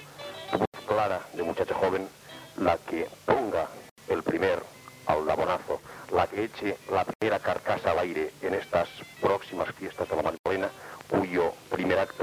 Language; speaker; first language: Spanish; native; Spanish